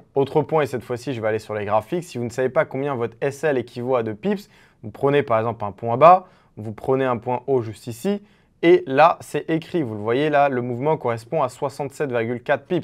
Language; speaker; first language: French; native; French